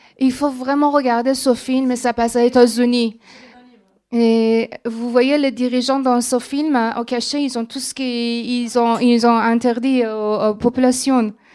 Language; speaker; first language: French; non-native, fluent; Persian